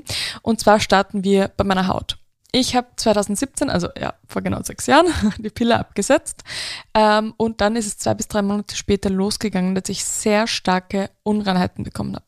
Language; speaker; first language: German; native; German